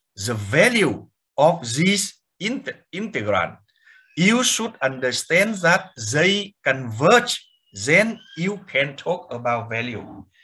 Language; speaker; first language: English; non-native, fluent; Vietnamese